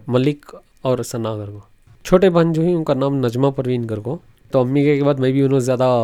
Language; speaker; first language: Hindi; non-native, local second language; Urdu